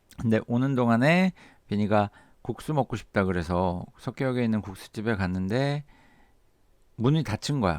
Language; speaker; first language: Korean; native; Korean